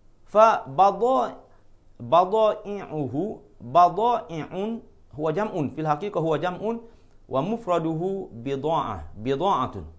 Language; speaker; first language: Arabic; non-native, fluent; Malay